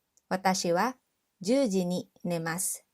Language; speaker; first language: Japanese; non-native, fluent; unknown